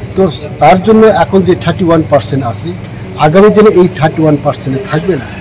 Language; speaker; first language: Bangla; non-native, local second language; Kok Borok